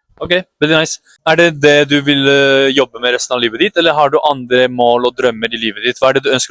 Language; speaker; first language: Norwegian; native; Norwegian